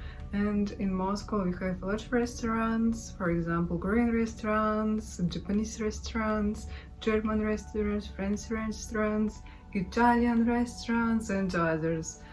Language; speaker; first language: English; non-native, learner; Russian